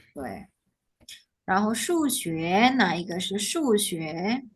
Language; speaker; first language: Chinese; non-native, fluent; Indonesian